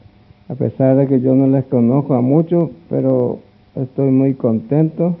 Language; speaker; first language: Spanish; non-native, local second language; Guarani